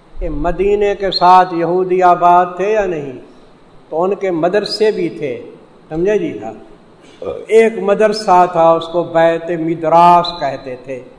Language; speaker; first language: Urdu; native; Urdu